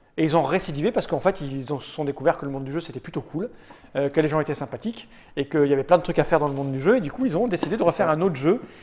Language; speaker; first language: French; native; French